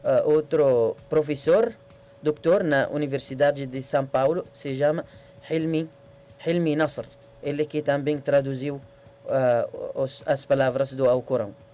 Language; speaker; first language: Portuguese; non-native, learner; Arabic